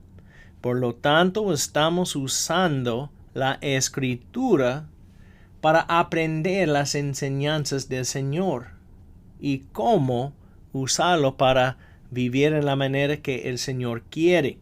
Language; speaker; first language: Spanish; non-native, fluent; English